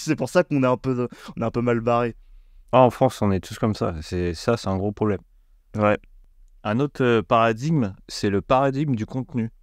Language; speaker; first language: French; native; French